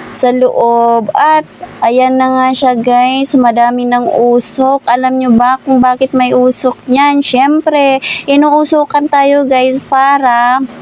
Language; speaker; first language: Filipino; native; Filipino